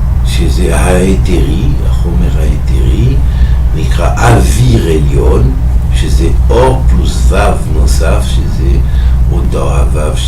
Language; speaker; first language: Hebrew; non-native, fluent; French